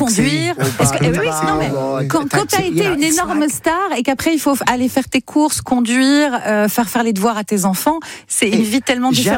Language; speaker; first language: French; native; French